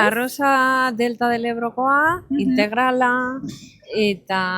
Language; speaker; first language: Basque; non-native, learner; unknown